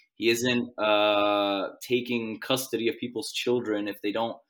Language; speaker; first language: English; non-native, fluent; Swedish